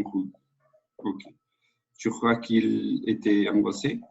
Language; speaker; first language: French; non-native, learner; Spanish